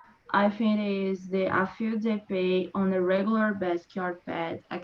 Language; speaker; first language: English; non-native, learner; Portuguese